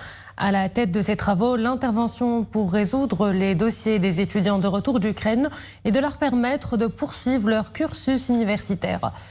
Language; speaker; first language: French; non-native, local second language; Arabic